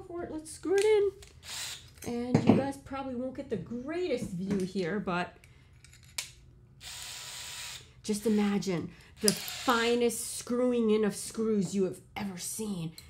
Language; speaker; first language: English; early bilingual, other home language; Portuguese